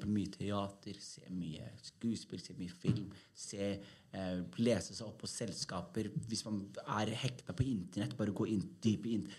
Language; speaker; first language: Norwegian; early bilingual, other home language; Somali